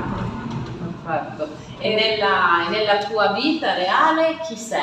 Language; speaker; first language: Italian; native; Italian